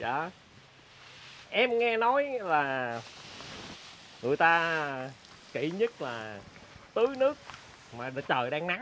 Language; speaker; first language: Vietnamese; native; Vietnamese